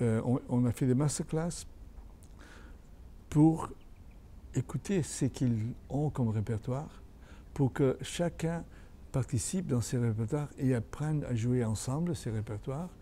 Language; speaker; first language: French; non-native, fluent; Catalan